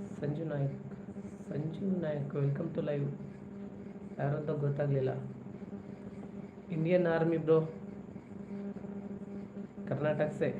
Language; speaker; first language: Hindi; non-native, local second language; Kannada